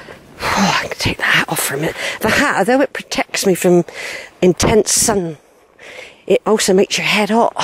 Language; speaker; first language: English; native; English